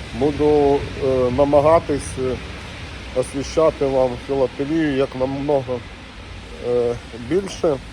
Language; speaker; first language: Ukrainian; non-native, local second language; Russian